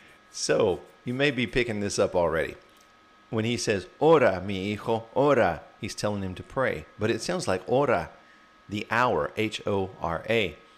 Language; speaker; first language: English; native; English